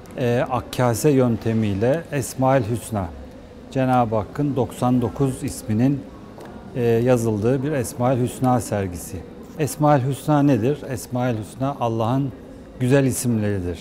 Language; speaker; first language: Turkish; native; Turkish